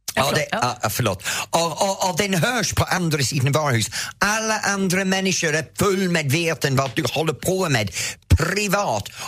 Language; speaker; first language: Swedish; native; Swedish